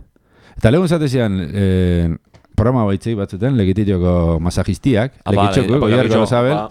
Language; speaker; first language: Basque; native; Basque